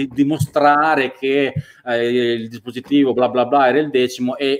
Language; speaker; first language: Italian; native; Italian